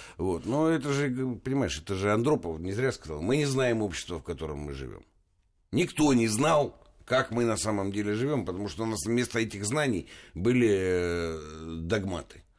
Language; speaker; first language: Russian; native; Russian